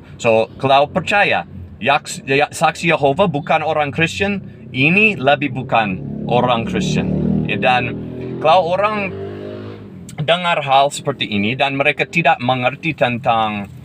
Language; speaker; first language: Indonesian; non-native, fluent; English